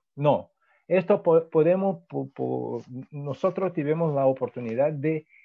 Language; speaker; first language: Spanish; non-native, fluent; Portuguese